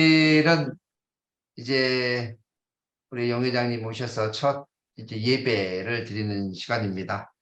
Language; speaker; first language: Korean; native; Korean